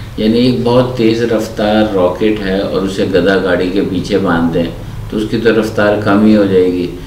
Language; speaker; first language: Urdu; native; Urdu